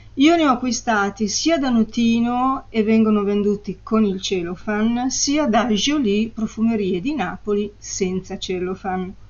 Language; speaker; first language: Italian; native; Italian